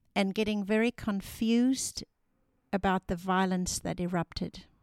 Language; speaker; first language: English; non-native, local second language; Afrikaans